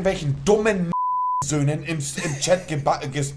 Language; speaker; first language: German; native; German